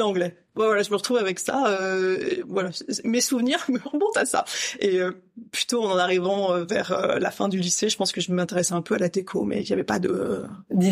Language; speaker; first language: French; native; French